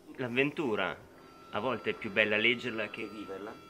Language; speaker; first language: Italian; native; Italian